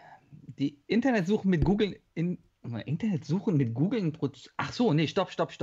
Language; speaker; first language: German; native; German